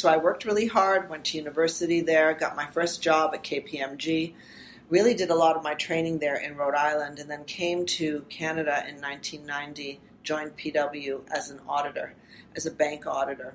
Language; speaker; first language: English; early bilingual, other home language; Armenian